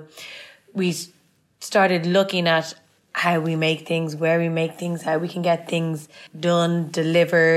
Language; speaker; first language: English; native; English